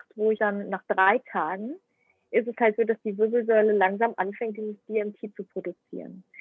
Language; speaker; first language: German; non-native, fluent; Ukrainian